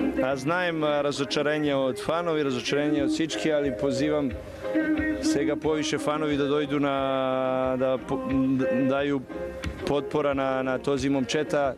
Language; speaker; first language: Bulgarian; non-native, learner; Bosnian